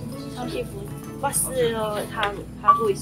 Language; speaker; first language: Korean; non-native, learner; Cantonese